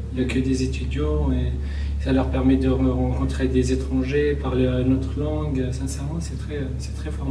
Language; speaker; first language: French; non-native, local second language; Kabyle